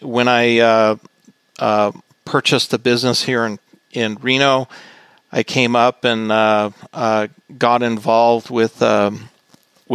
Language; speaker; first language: English; native; English